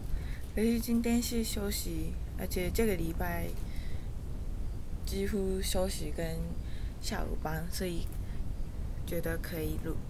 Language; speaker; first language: Chinese; early bilingual, heritage; Chinese